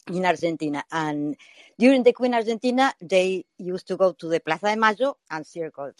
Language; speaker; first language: English; non-native, learner; Spanish